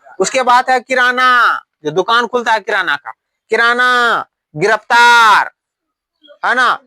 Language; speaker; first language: Hindi; native; Hindi